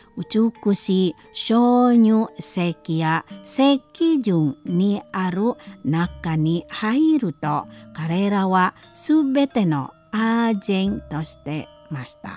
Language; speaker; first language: Japanese; non-native, learner; Indonesian